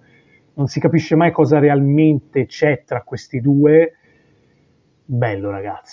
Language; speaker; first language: Italian; native; Italian